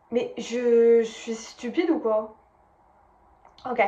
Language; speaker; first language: French; native; French